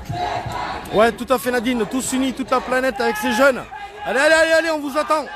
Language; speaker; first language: French; native; French